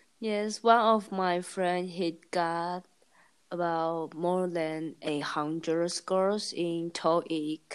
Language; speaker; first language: English; non-native, learner; Chinese